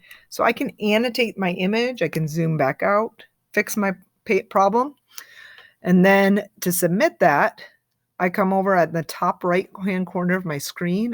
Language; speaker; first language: English; native; English